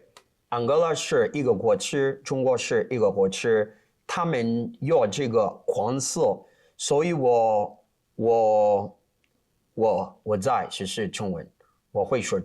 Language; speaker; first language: Chinese; non-native, learner; Portuguese